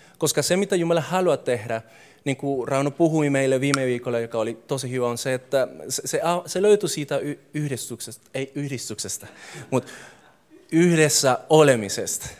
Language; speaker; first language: Finnish; non-native, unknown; English